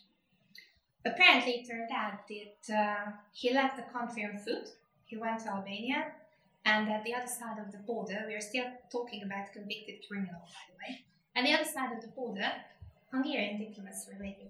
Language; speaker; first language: English; non-native, fluent; Hungarian